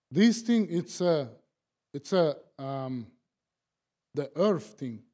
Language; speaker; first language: English; non-native, learner; Kazakh